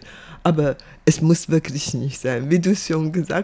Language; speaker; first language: German; non-native, fluent; Chinese